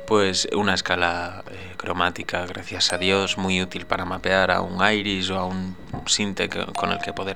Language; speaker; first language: Spanish; native; Spanish